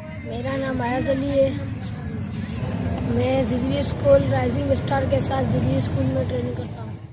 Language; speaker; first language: Hindi; non-native, local second language; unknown